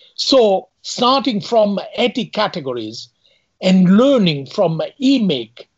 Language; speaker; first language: English; non-native, fluent; Italian